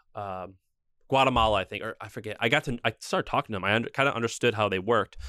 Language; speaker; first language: English; native; English